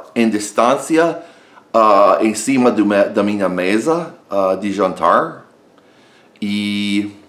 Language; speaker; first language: Portuguese; non-native, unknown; English